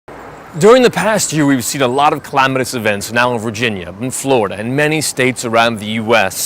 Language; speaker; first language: English; native; English